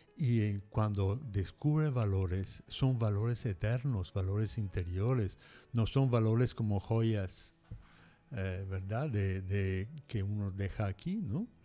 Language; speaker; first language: Spanish; non-native, fluent; Italian